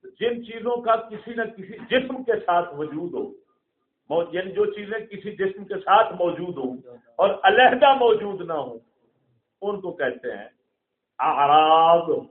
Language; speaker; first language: Urdu; non-native, local second language; Punjabi